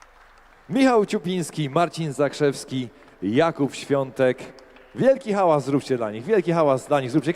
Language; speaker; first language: Polish; native; Polish